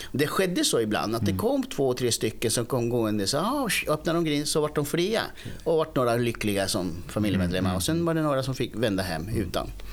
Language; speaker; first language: Swedish; early bilingual, other home language; Spanish